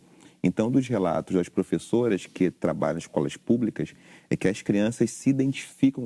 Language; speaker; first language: Portuguese; native; Portuguese